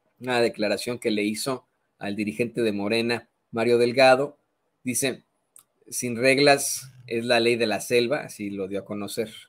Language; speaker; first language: Spanish; native; Spanish